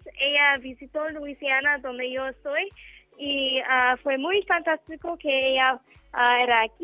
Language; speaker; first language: Spanish; non-native, learner; English